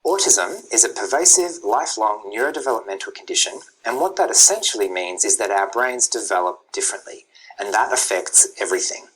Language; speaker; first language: English; native; English